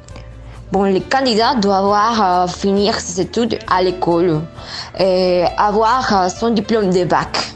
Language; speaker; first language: French; non-native, learner; Spanish